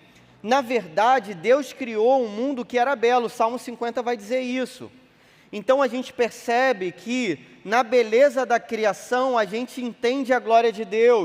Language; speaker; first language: Portuguese; native; Portuguese